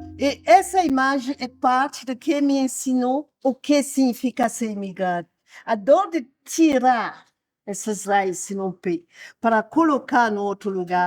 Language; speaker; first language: Portuguese; non-native, local second language; Nyanja